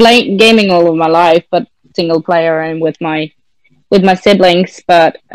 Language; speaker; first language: English; non-native, fluent; Norwegian